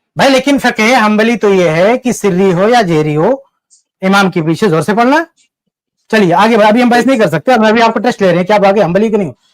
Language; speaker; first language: Urdu; native; Urdu